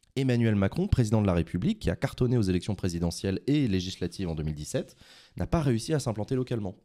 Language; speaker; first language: French; native; French